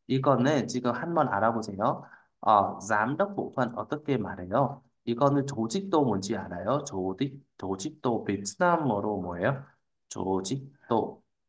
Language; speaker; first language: Korean; non-native, fluent; Vietnamese